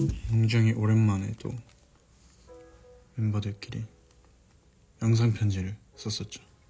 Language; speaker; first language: Korean; native; Korean